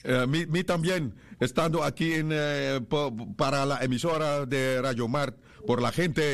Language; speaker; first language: Spanish; non-native, learner; Dutch